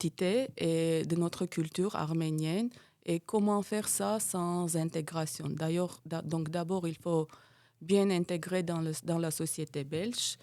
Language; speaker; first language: French; non-native, fluent; Armenian